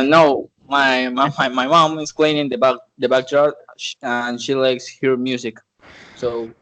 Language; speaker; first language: English; non-native, learner; Spanish